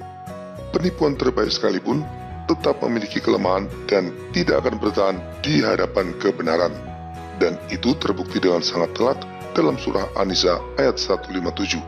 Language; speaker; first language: Indonesian; native; Indonesian